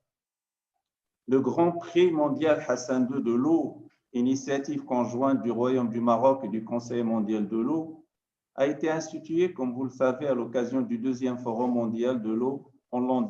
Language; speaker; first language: French; non-native, local second language; Arabic